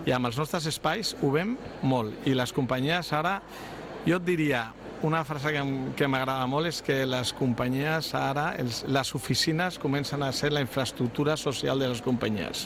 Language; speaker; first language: Catalan; non-native, local second language; Spanish